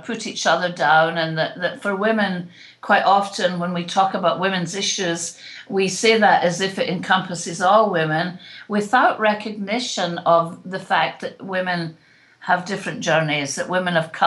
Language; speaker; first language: English; native; English